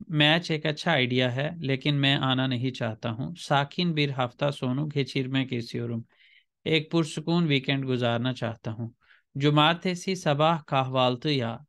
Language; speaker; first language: Urdu; native; Urdu